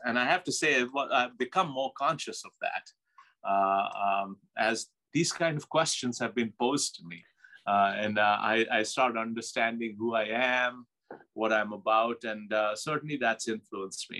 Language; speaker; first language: English; non-native, local second language; Urdu